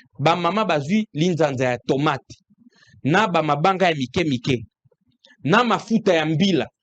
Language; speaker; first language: Lingala; native; Lingala